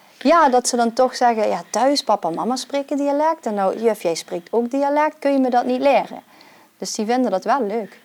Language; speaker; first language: Dutch; native; Dutch